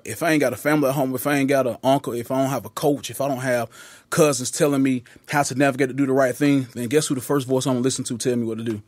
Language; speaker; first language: English; native; English